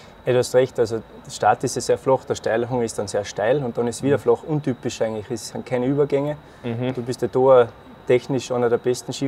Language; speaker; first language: German; native; German